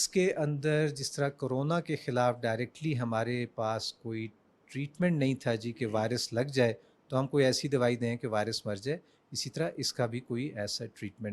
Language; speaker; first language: Urdu; native; Urdu